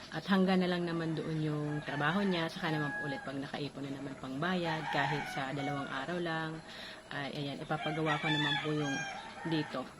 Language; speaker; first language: Filipino; non-native, local second language; Bikol